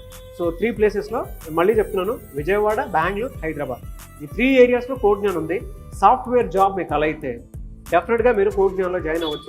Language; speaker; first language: Telugu; native; Telugu